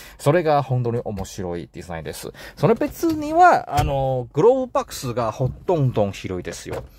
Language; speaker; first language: Japanese; non-native, learner; Chinese